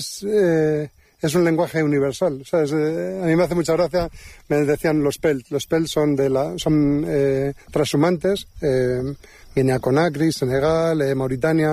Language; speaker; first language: Spanish; native; Spanish